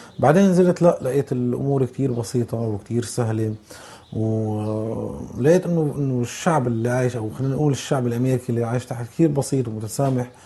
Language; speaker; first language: Arabic; native; Arabic